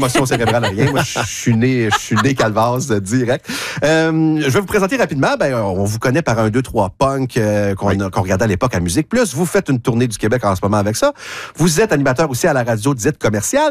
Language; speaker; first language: French; native; French